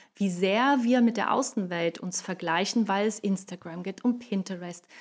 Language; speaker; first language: German; non-native, fluent; Portuguese